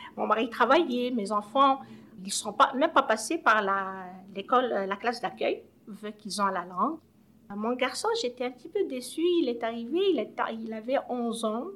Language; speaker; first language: French; non-native, local second language; Arabic